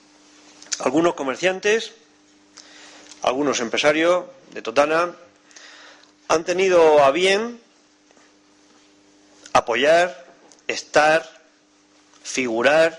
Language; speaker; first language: Spanish; native; Spanish